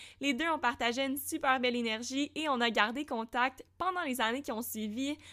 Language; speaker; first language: French; native; French